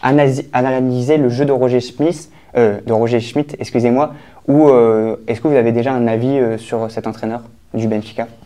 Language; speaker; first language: French; native; French